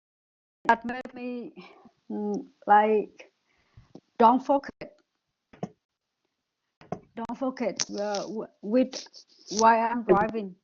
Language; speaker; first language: English; non-native, learner; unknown